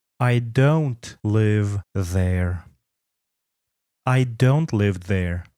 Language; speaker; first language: English; non-native, fluent; Polish